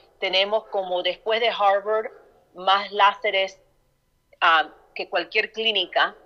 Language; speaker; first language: Spanish; early bilingual, heritage; Spanish